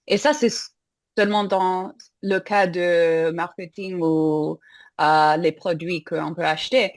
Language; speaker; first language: French; non-native, fluent; English